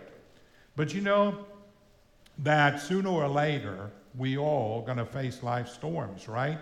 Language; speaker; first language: English; non-native, fluent; German